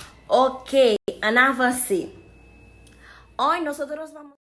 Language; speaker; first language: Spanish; non-native, fluent; Haitian Creole